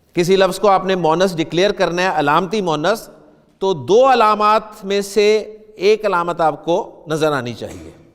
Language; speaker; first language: Urdu; native; Urdu